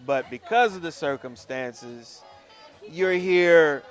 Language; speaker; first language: English; native; English